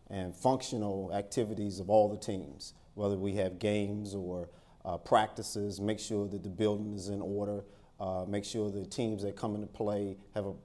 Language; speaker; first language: English; native; English